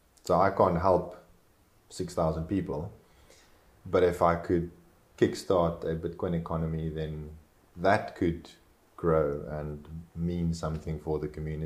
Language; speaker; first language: English; non-native, local second language; Afrikaans